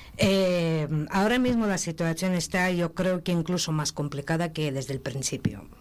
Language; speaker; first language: Spanish; non-native, fluent; Ukrainian